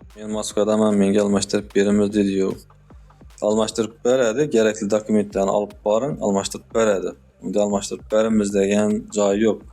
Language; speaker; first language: Uzbek; native; Uzbek